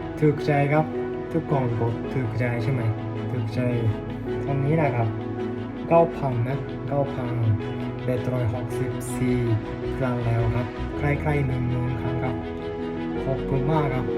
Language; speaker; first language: Thai; non-native, learner; Japanese